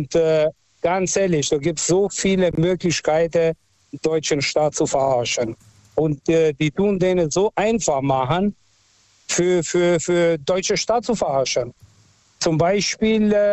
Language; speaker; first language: German; non-native, local second language; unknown